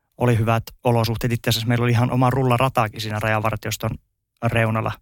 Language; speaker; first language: Finnish; native; Finnish